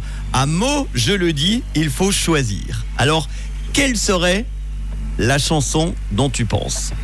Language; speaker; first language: French; native; French